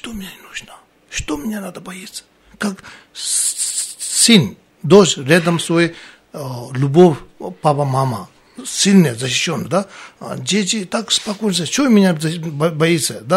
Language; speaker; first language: Russian; non-native, learner; Tibetan